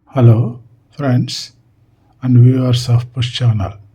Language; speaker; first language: English; non-native, local second language; Tamil